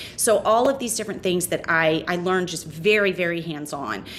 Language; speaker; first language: English; native; English